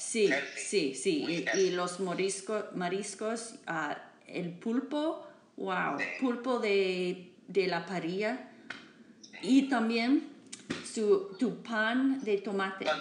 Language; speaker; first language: Spanish; non-native, learner; English